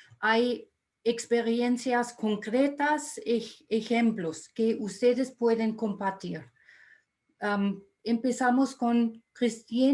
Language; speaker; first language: Spanish; non-native, fluent; German